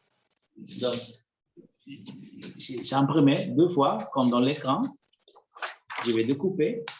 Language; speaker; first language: French; non-native, fluent; Spanish